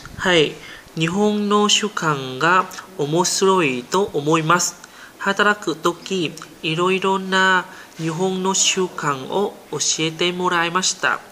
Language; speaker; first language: Japanese; non-native, learner; Vietnamese